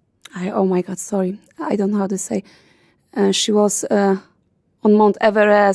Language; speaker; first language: English; non-native, learner; Polish